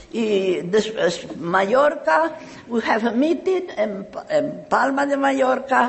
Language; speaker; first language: English; non-native, learner; Catalan